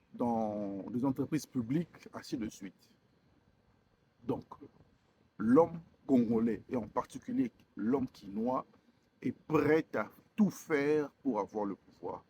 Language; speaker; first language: French; non-native, local second language; Lingala